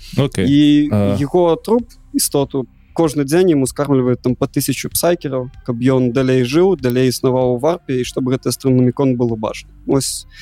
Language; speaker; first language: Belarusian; non-native, local second language; Russian